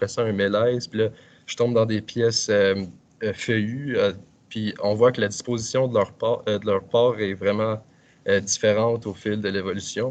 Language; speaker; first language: French; native; French